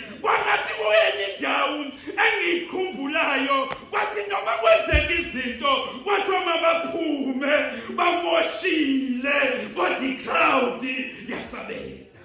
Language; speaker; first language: Zulu; non-native, local second language; Xhosa